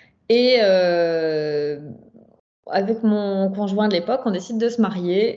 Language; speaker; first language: French; native; French